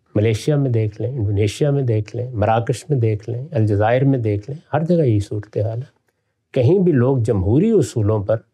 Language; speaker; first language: Urdu; non-native, local second language; Punjabi